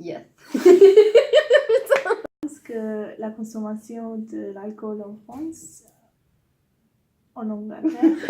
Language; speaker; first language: French; non-native, learner; English